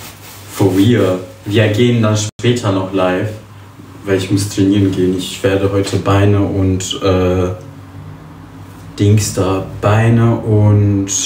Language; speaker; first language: German; early bilingual, other home language; Polish